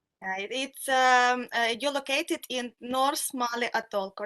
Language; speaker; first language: English; non-native, fluent; Russian